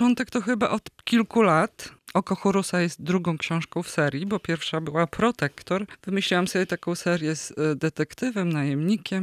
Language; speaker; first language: Polish; native; Polish